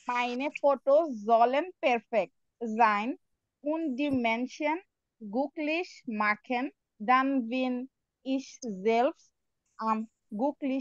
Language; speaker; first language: German; non-native, learner; Bangla